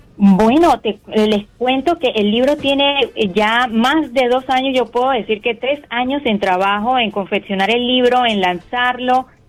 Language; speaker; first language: Spanish; native; Spanish